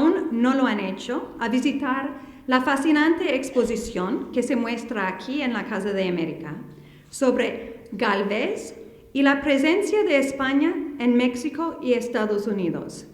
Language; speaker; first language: Spanish; non-native, fluent; English